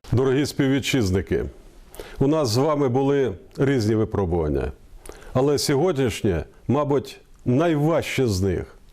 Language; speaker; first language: Ukrainian; non-native, local second language; Russian